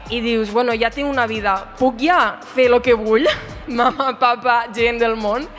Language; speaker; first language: Catalan; native; Catalan